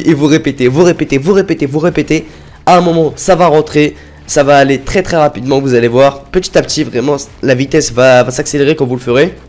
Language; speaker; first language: French; native; French